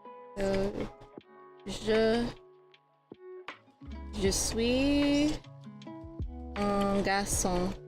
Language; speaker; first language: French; non-native, learner; English